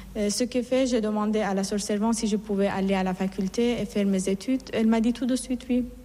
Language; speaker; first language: French; non-native, fluent; Persian